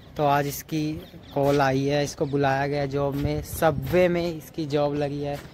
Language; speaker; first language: Hindi; native; Hindi